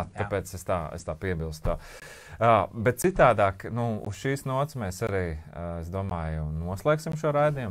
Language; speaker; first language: Latvian; native; Latvian